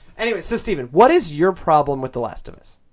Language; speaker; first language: English; native; English